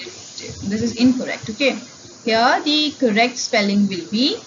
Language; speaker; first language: English; non-native, local second language; Hindi